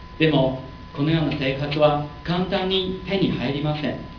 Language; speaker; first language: Japanese; non-native, learner; Chinese